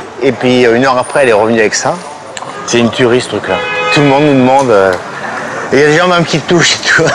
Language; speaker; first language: French; native; French